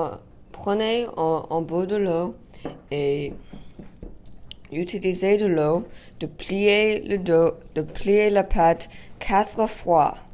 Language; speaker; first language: French; non-native, learner; English